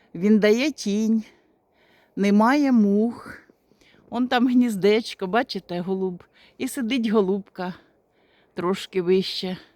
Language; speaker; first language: Ukrainian; native; Ukrainian